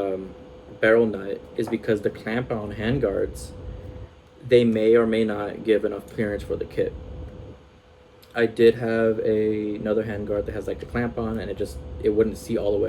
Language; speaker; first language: English; native; English